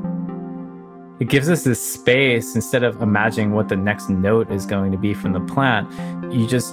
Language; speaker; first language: English; native; English